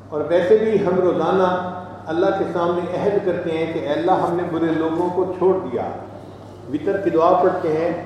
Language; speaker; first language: Urdu; non-native, local second language; Punjabi